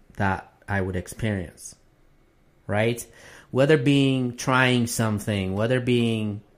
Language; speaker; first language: English; non-native, fluent; Arabic